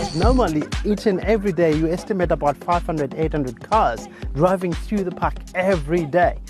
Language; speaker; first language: English; non-native, local second language; Xhosa